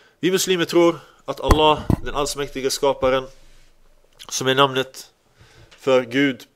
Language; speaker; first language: Swedish; early bilingual, other home language; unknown